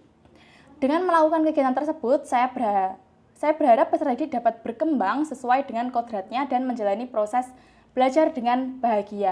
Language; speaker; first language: Indonesian; native; Indonesian